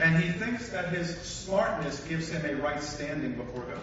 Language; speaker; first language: English; native; English